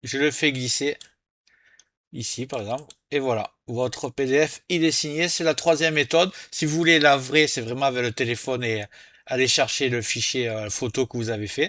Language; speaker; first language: French; native; French